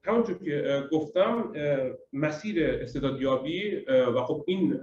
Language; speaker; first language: Persian; native; Persian